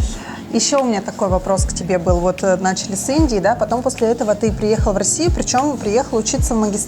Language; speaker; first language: Russian; native; Russian